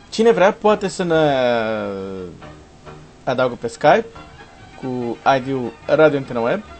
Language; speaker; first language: Romanian; non-native, learner; Portuguese